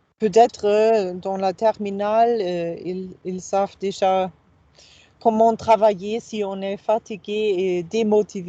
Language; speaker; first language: French; non-native, fluent; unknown